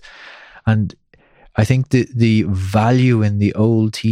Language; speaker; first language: English; native; English